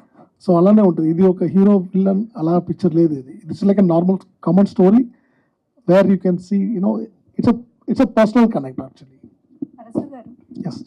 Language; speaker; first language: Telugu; non-native, local second language; Tamil